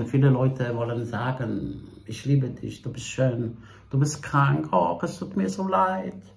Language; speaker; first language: German; non-native, fluent; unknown